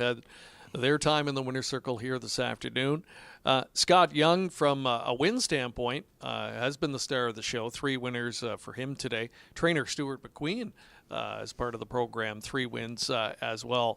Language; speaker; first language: English; native; English